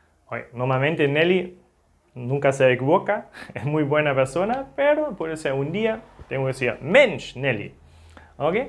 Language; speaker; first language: Spanish; non-native, fluent; German